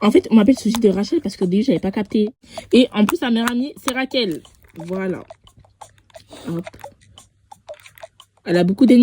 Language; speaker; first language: French; native; French